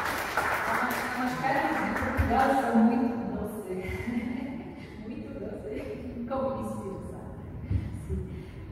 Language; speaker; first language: Portuguese; non-native, learner; Polish